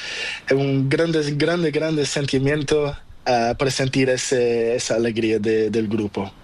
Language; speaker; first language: Spanish; non-native, learner; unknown